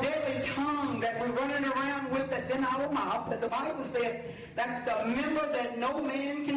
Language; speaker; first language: English; native; English